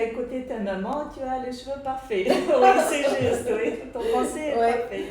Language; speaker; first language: French; non-native, local second language; Arabic